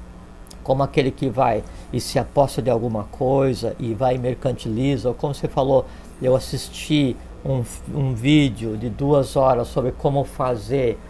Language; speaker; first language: Portuguese; native; Portuguese